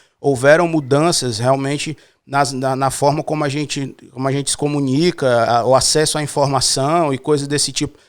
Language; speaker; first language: Portuguese; native; Portuguese